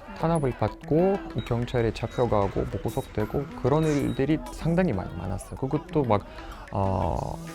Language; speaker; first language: Korean; non-native, fluent; Russian